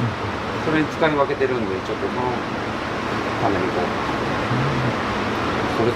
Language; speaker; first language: Japanese; native; Japanese